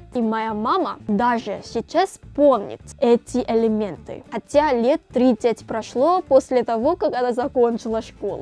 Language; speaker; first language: Russian; non-native, fluent; Korean